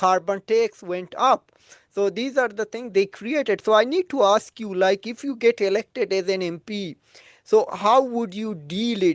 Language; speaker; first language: English; non-native, fluent; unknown